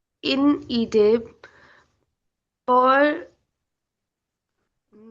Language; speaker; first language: French; non-native, learner; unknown